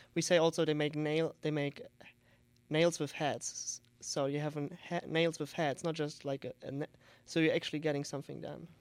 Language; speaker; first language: English; non-native, fluent; German